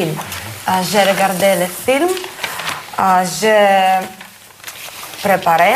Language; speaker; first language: French; non-native, learner; Russian